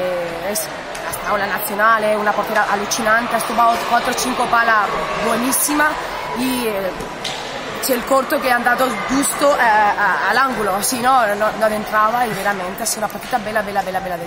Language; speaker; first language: Italian; non-native, learner; Spanish